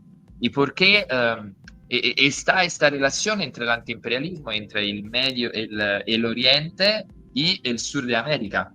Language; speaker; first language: Spanish; non-native, fluent; Italian